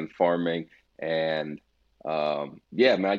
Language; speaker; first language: English; native; English